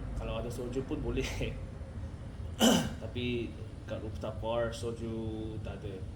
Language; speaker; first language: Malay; non-native, learner; Korean